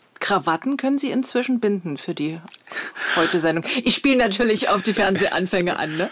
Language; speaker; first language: German; native; German